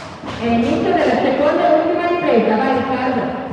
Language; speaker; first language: Italian; native; Italian